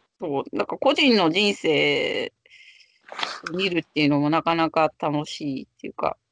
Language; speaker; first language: Japanese; native; Japanese